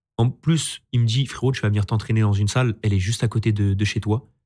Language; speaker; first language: French; native; French